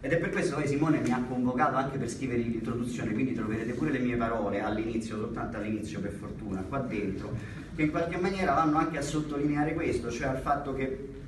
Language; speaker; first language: Italian; native; Italian